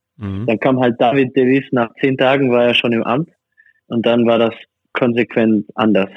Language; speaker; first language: German; non-native, fluent; French